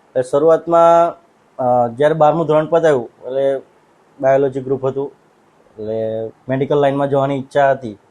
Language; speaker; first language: Gujarati; non-native, local second language; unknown